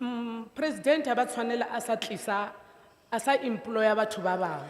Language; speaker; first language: English; non-native, local second language; Northern Sotho